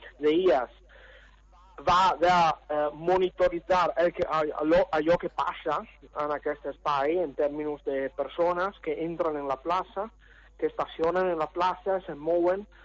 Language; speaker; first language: Catalan; non-native, fluent; Italian